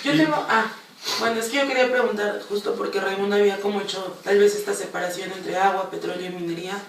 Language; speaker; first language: Spanish; native; Spanish